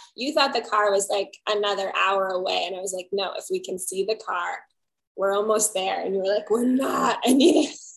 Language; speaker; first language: English; native; English